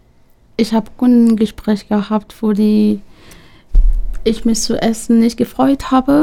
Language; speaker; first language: German; non-native, local second language; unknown